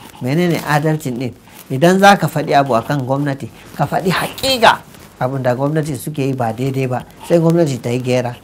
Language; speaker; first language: Hausa; non-native, local second language; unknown